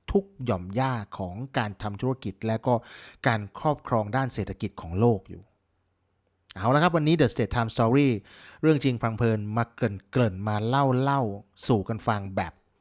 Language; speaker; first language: Thai; native; Thai